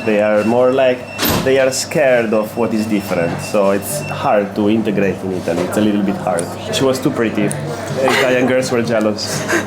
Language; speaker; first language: English; non-native, fluent; Italian